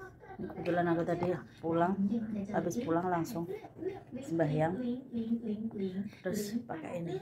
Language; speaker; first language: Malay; non-native, local second language; Javanese